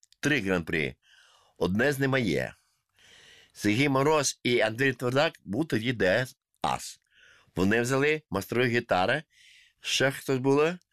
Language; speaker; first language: Ukrainian; non-native, local second language; Russian